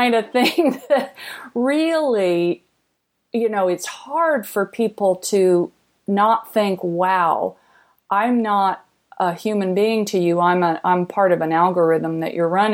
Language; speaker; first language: English; native; English